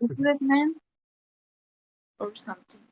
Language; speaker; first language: English; non-native, learner; Spanish